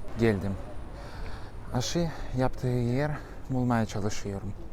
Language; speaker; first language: Turkish; non-native, learner; Russian